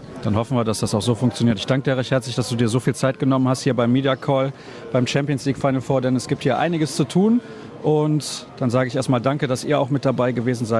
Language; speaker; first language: German; native; German